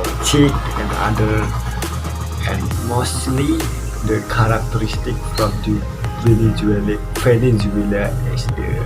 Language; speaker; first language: English; non-native, learner; Indonesian